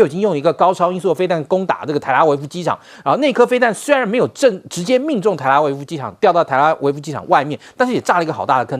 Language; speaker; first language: Chinese; native; Chinese